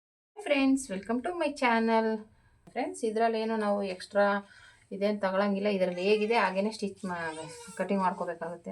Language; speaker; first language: Kannada; native; Kannada